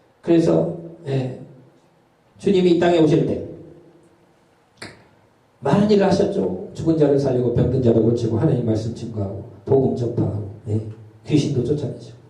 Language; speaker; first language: Korean; native; Korean